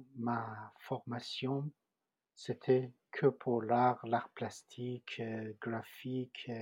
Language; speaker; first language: French; non-native, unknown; Persian